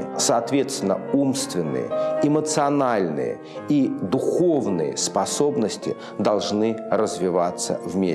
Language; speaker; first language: Russian; native; Russian